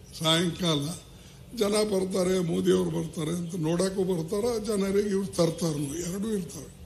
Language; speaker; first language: Kannada; native; Kannada